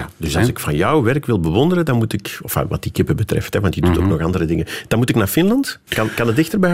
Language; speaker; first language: Dutch; native; Dutch